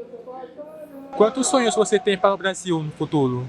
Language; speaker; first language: Portuguese; native; Portuguese